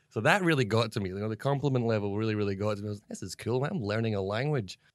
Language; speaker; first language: English; native; English